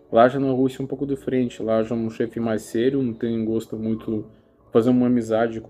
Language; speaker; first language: Portuguese; non-native, learner; Russian